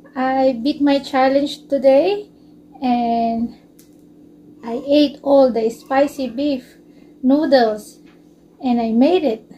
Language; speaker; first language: English; non-native, local second language; Filipino